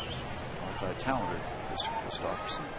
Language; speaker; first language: English; native; English